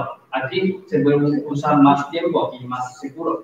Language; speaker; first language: Spanish; non-native, learner; Chinese